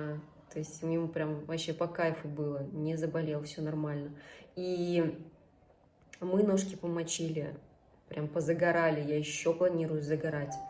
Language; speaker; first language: Russian; native; Russian